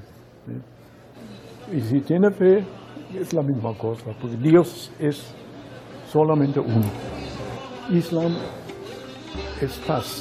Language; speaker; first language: Spanish; non-native, fluent; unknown